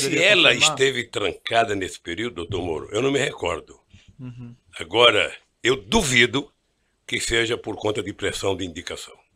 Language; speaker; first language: Portuguese; native; Portuguese